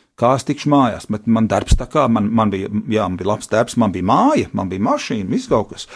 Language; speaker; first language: Latvian; early bilingual, heritage; Latvian